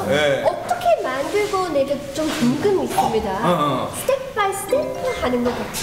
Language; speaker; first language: Korean; non-native, learner; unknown